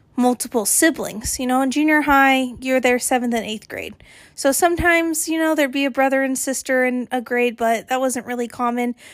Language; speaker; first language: English; native; English